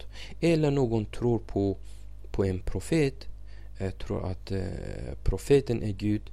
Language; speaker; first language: Swedish; non-native, fluent; Arabic